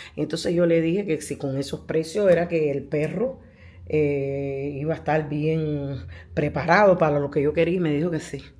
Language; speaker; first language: Spanish; native; Spanish